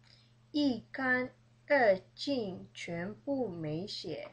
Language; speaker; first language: Chinese; early bilingual, heritage; Chinese